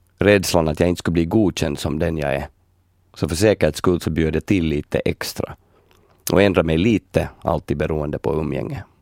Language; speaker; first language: Swedish; native; Swedish